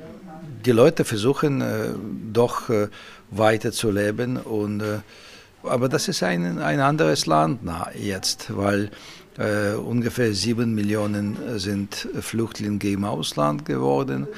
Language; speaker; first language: German; non-native, fluent; Russian